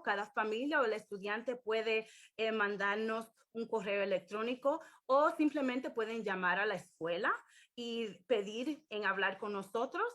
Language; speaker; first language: Spanish; early bilingual, heritage; English